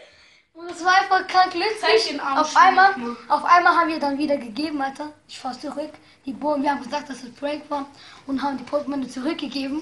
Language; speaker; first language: German; early bilingual, other home language; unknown